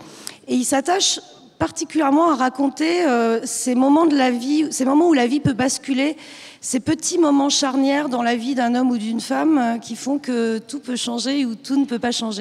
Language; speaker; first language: French; native; French